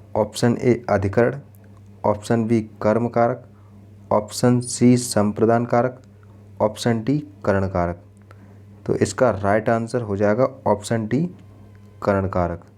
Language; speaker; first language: Hindi; native; Hindi